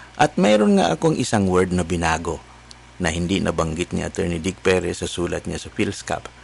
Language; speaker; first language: Filipino; native; Filipino